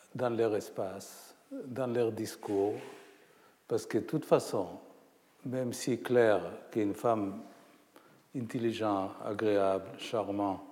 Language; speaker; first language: French; non-native, fluent; Hebrew